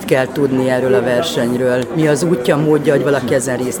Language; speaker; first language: Hungarian; native; Hungarian